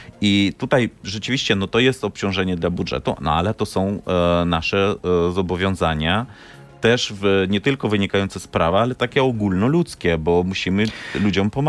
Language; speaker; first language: Polish; non-native, fluent; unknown